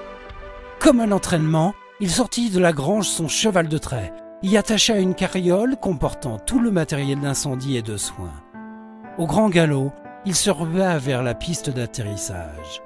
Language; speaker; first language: French; native; French